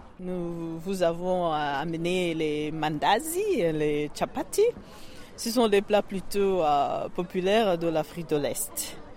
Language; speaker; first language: French; non-native, local second language; Kinyarwanda